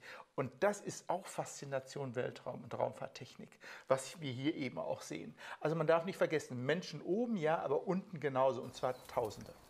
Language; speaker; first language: German; native; German